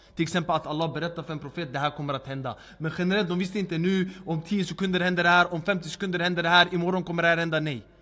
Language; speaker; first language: Swedish; early bilingual, other home language; Arabic